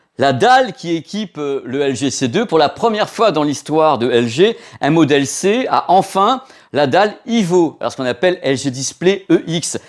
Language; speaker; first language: French; native; French